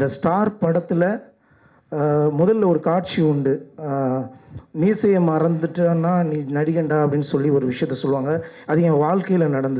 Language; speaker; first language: Tamil; native; Tamil